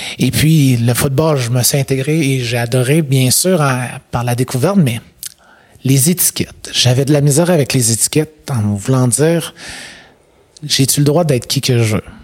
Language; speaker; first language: French; native; French